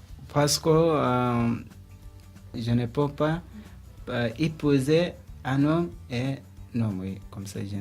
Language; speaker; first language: French; non-native, learner; Arabic